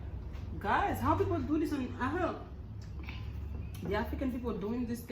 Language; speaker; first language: English; non-native, learner; Haitian Creole